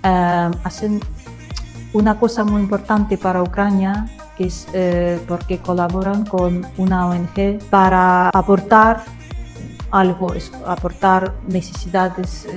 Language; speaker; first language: Spanish; non-native, learner; Russian